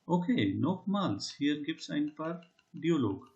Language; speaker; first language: German; non-native, learner; Hindi